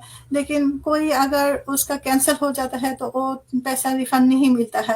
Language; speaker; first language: Hindi; non-native, fluent; Bangla